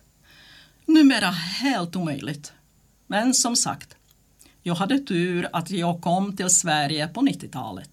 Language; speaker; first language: Swedish; non-native, fluent; Czech